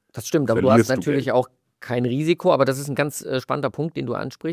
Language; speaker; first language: German; native; German